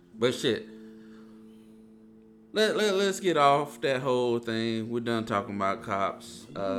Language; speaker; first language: English; native; English